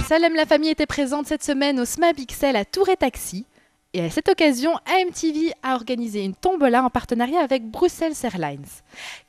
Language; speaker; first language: French; early bilingual, other home language; Arabic